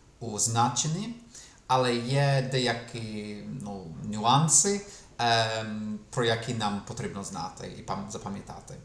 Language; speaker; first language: Ukrainian; non-native, fluent; English